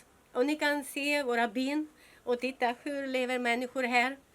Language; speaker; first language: Swedish; non-native, learner; Russian